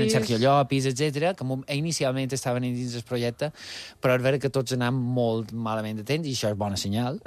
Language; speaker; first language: Catalan; native; Catalan